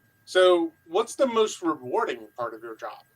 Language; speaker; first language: English; native; English